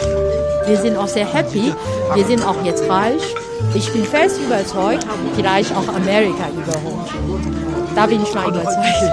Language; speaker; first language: German; non-native, learner; Chinese